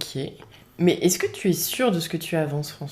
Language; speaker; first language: French; native; French